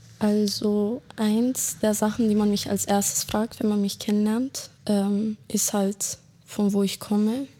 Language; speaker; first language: German; early bilingual, other home language; Bosnian